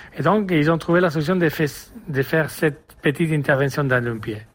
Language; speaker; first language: French; non-native, fluent; Spanish